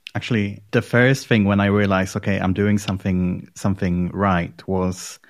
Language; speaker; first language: English; non-native, fluent; Polish